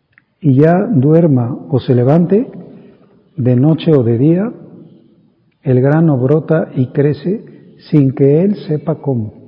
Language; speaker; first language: Spanish; native; Spanish